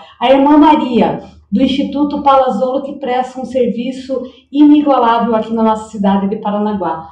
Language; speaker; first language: Portuguese; native; Portuguese